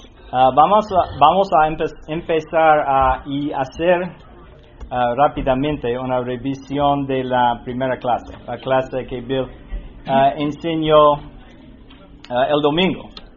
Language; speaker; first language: Spanish; non-native, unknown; English